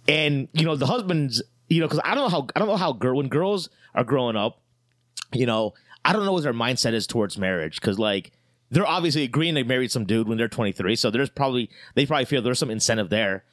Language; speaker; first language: English; native; English